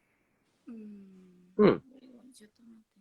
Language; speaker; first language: Japanese; non-native, learner; Indonesian